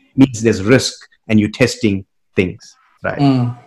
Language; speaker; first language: English; native; English